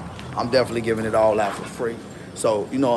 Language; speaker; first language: English; native; English